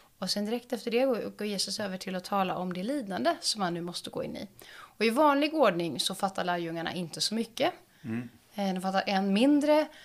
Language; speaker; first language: Swedish; native; Swedish